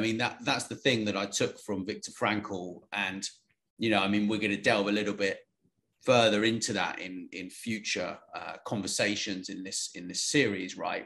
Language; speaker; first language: English; native; English